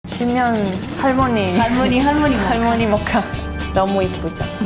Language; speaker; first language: Korean; non-native, fluent; Italian